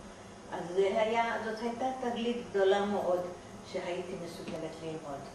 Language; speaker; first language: Hebrew; non-native, fluent; German